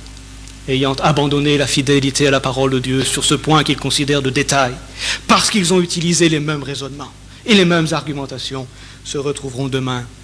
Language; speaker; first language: French; native; French